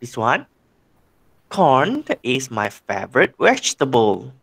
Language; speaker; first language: English; non-native, local second language; Malay